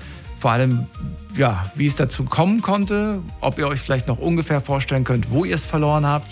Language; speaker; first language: German; native; German